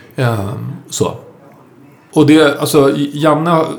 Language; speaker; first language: Swedish; native; Swedish